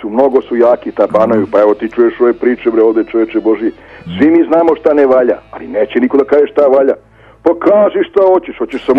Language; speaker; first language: Serbian; native; Serbian